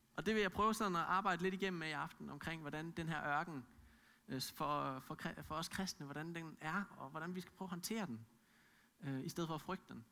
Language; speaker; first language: Danish; native; Danish